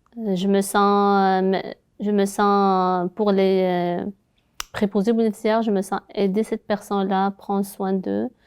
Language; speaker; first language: French; non-native, local second language; Arabic